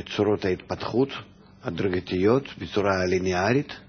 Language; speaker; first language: Hebrew; non-native, fluent; Russian